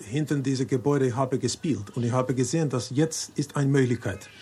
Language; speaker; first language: German; non-native, learner; Finnish